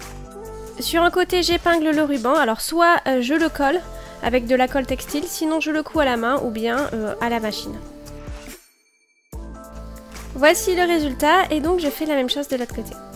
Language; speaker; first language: French; native; French